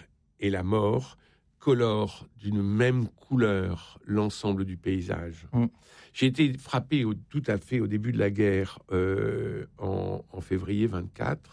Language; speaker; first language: French; native; French